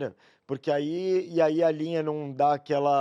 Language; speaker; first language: Portuguese; native; Portuguese